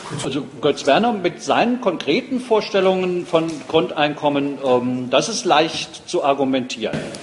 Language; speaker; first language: German; native; German